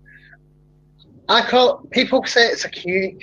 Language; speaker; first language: English; native; English